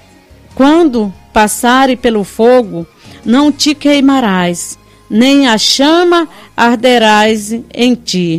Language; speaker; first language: Portuguese; native; Portuguese